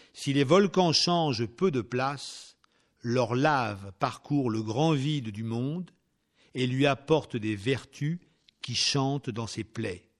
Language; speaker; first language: French; native; French